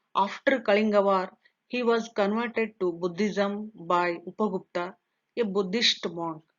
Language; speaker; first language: English; non-native, local second language; Kannada